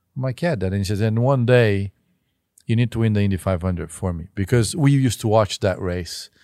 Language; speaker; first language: English; non-native, fluent; Portuguese